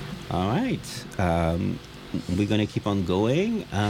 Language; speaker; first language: English; non-native, fluent; French